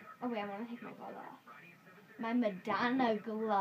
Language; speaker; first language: English; native; English